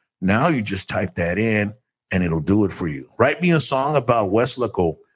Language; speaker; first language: English; early bilingual, other home language; Spanish